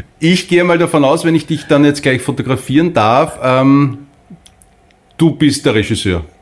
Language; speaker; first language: German; native; German